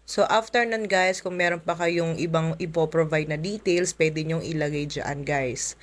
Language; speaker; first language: Filipino; native; Filipino